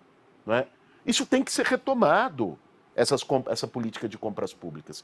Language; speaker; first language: Portuguese; native; Portuguese